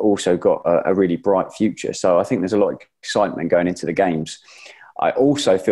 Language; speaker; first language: English; native; English